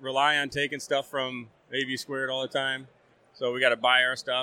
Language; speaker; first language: English; native; English